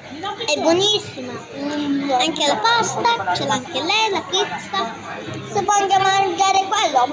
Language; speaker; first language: Italian; non-native, learner; Filipino